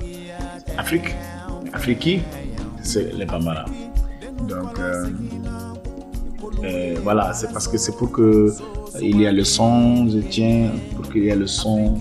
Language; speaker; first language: French; non-native, local second language; Bambara